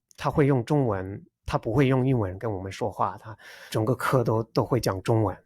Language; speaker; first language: Chinese; non-native, fluent; English